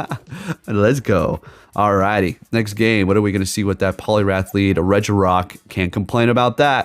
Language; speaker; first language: English; native; English